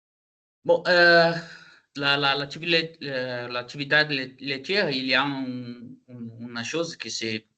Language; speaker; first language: French; non-native, learner; Portuguese